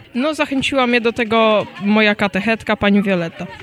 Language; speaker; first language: Polish; native; Polish